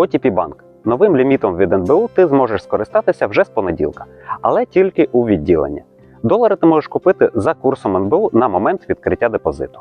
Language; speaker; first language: Ukrainian; native; Ukrainian